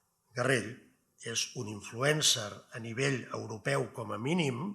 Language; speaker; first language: Catalan; native; Catalan